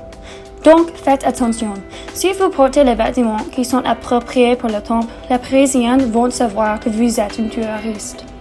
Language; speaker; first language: French; non-native, learner; English